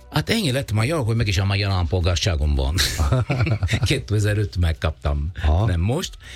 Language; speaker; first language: Hungarian; non-native, fluent; Italian